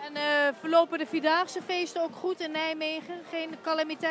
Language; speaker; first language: Dutch; native; Dutch